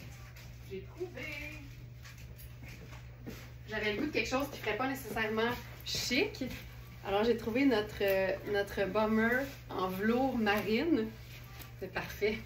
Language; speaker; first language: French; native; French